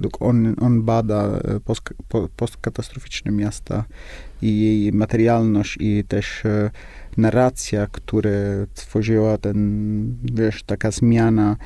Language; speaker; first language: Polish; non-native, learner; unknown